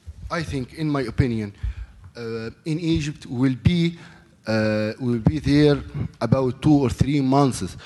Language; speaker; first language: English; non-native, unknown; Arabic